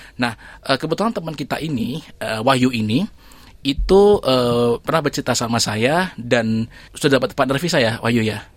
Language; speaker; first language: Indonesian; native; Indonesian